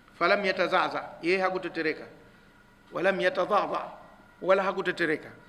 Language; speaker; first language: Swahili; native; Swahili